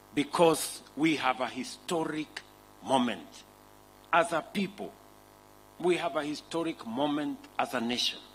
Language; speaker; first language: English; non-native, local second language; Kalenjin